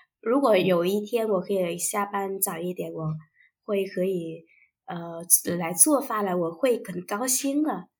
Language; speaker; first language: Chinese; non-native, fluent; Vietnamese